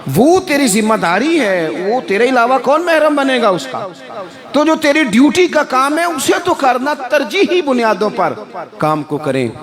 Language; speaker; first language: Urdu; non-native, local second language; Punjabi